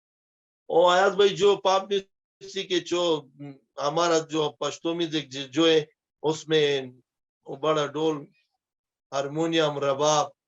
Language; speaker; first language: Hindi; non-native, fluent; Pashto